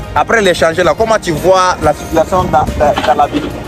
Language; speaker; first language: French; native; French